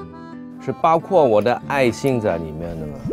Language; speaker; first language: Chinese; non-native, local second language; Cantonese